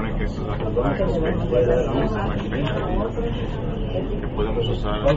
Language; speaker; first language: Spanish; non-native, learner; English